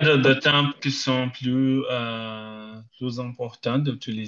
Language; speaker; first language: French; non-native, learner; Portuguese